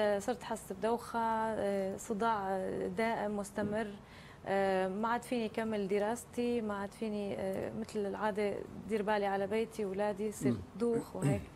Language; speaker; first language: Arabic; native; Arabic